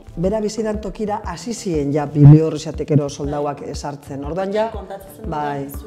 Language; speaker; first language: Basque; native; Basque